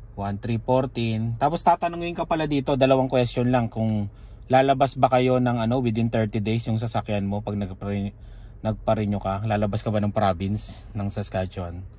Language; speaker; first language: Filipino; native; Filipino